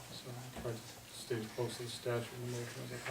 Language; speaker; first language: English; native; English